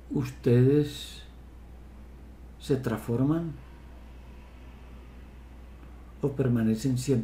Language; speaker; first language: Spanish; native; Spanish